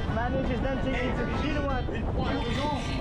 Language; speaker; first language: English; non-native, learner; French